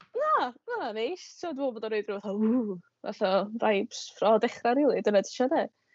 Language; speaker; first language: Welsh; native; Welsh